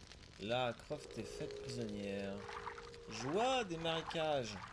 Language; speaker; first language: French; native; French